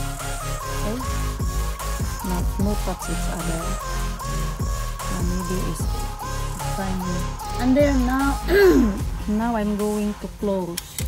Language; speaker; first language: English; non-native, learner; Filipino